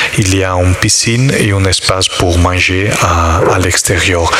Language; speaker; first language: French; non-native, learner; Italian